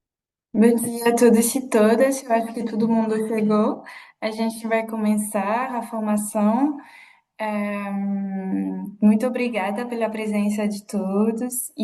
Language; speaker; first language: Portuguese; non-native, fluent; French